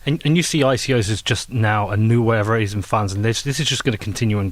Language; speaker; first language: English; native; English